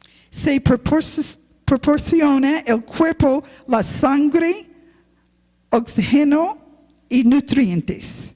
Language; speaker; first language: Spanish; non-native, learner; English